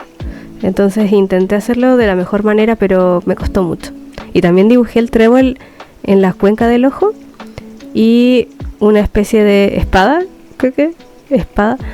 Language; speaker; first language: Spanish; native; Spanish